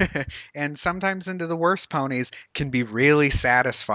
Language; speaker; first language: English; native; English